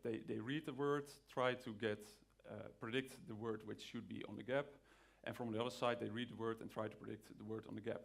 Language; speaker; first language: English; non-native, fluent; Dutch